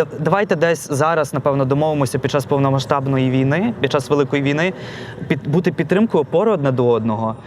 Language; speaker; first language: Ukrainian; non-native, local second language; Russian